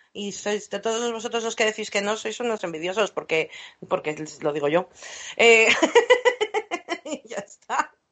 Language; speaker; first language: Spanish; non-native, fluent; English